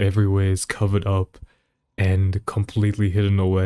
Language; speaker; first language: English; native; English